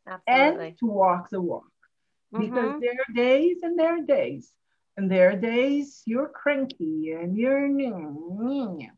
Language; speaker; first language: English; non-native, fluent; Hebrew